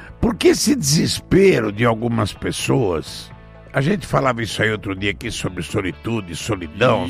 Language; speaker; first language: Portuguese; native; Portuguese